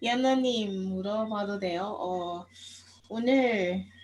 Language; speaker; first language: Korean; non-native, learner; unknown